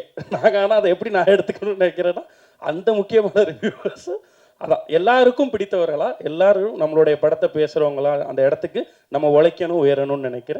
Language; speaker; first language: Tamil; native; Tamil